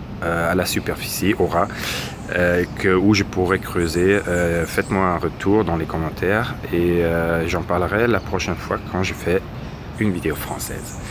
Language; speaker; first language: French; non-native, fluent; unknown